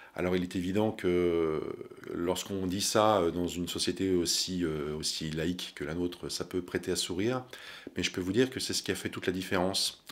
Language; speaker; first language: French; native; French